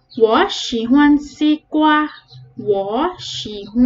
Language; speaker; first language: Chinese; non-native, fluent; Thai